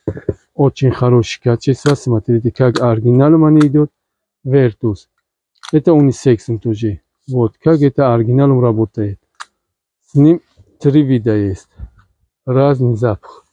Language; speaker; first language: Russian; non-native, learner; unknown